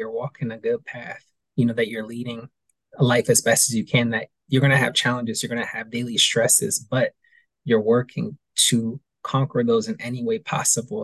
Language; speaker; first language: English; native; English